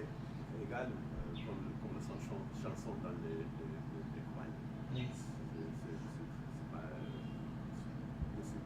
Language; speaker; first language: French; non-native, learner; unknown